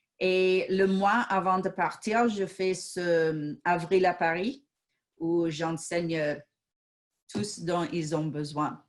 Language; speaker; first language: French; non-native, fluent; English